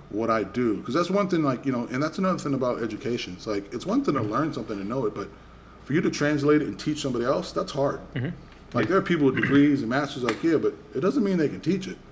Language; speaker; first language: English; native; English